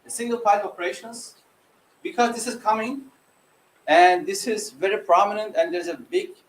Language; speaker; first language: English; non-native, fluent; Turkish